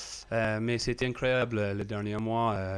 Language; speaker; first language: French; non-native, learner; English